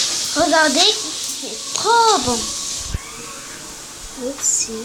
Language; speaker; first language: French; non-native, learner; Arabic